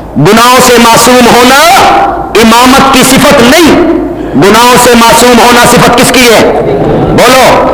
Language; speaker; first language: Urdu; non-native, local second language; Punjabi